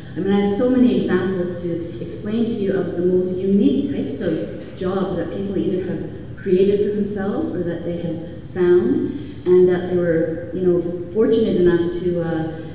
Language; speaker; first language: English; native; English